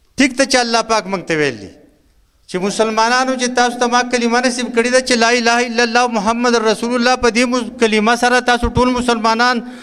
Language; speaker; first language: Pashto; native; Pashto